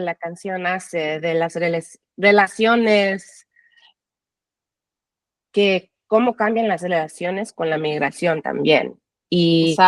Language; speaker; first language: Spanish; early bilingual, heritage; English